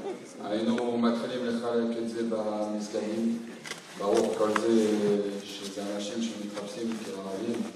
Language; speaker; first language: Hebrew; non-native, fluent; French